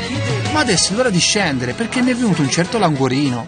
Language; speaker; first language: Italian; native; Italian